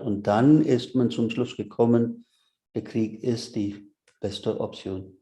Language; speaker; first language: German; non-native, fluent; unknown